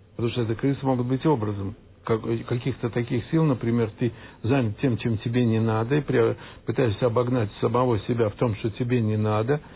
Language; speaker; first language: Russian; native; Russian